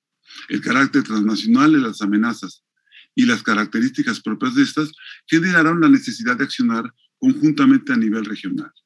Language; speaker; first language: Spanish; native; Spanish